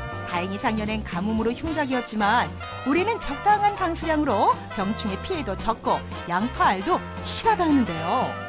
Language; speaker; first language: Korean; native; Korean